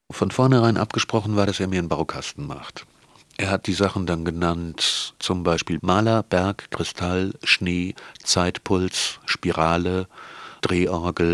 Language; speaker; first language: German; native; German